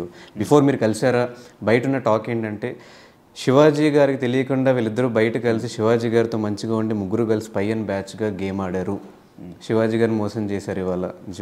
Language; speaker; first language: Telugu; native; Telugu